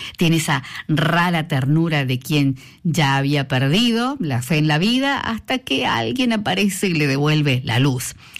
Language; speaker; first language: Spanish; native; Spanish